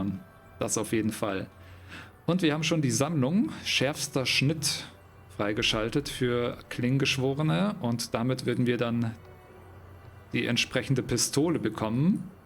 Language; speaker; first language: German; native; German